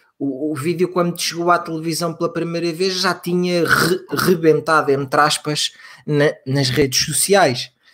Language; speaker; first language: Portuguese; native; Portuguese